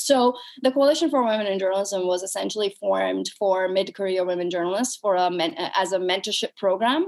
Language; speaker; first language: English; non-native, local second language; Urdu